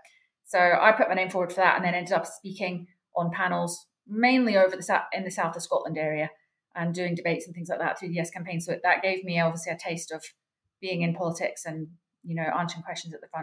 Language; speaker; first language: English; native; English